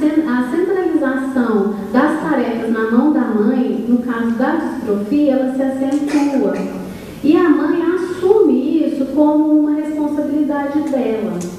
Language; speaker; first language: Portuguese; native; Portuguese